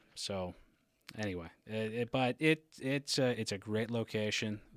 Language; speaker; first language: English; native; English